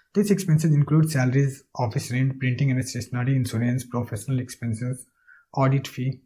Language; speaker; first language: English; non-native, local second language; Nepali